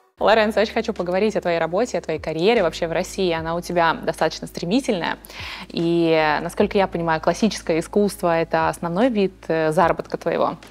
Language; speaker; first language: Russian; native; Russian